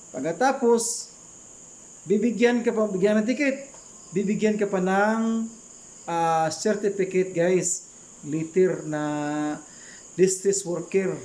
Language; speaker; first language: Filipino; non-native, local second language; Cebuano